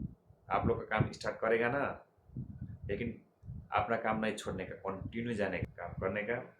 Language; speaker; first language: Hindi; non-native, learner; Nepali